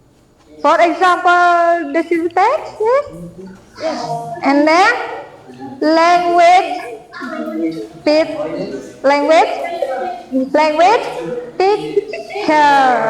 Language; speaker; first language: English; non-native, learner; Indonesian